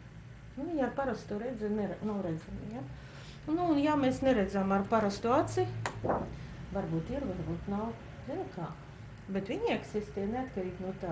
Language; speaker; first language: Latvian; non-native, local second language; Russian